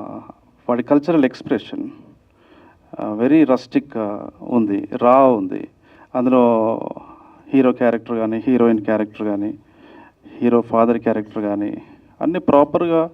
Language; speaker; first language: Telugu; native; Telugu